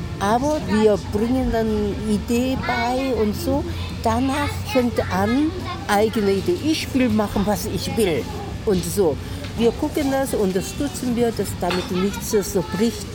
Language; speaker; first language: German; non-native, learner; Korean